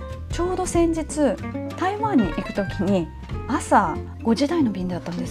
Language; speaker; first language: Japanese; native; Japanese